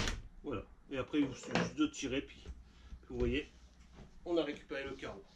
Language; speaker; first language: French; native; French